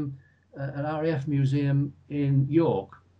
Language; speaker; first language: English; native; English